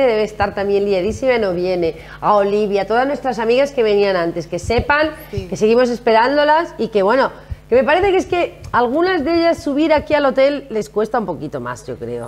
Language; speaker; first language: Spanish; native; Spanish